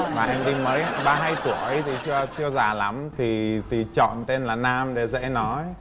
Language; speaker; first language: Vietnamese; non-native, fluent; Czech